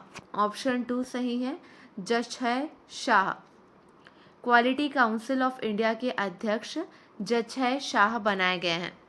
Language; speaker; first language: Hindi; native; Hindi